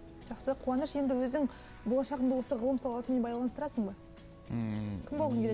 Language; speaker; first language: Kazakh; native; Kazakh